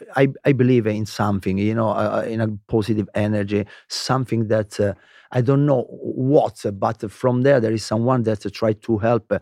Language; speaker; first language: English; non-native, learner; Italian